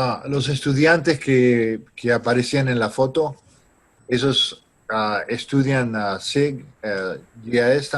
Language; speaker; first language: Spanish; non-native, fluent; English